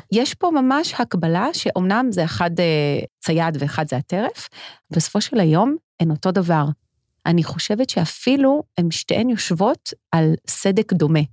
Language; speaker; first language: Hebrew; native; Hebrew